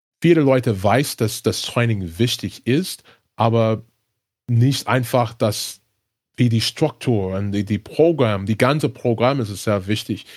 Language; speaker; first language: German; non-native, learner; English